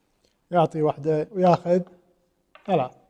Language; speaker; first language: Arabic; native; Arabic